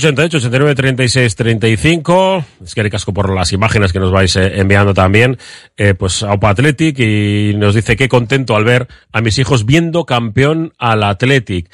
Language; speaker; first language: Spanish; native; Spanish